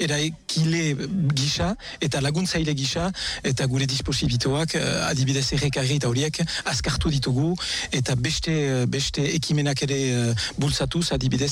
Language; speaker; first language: Basque; native; Basque